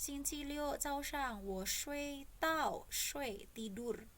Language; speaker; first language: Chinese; non-native, fluent; Indonesian